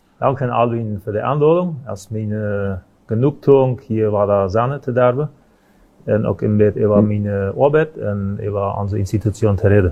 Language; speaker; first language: German; non-native, local second language; Plautdietsch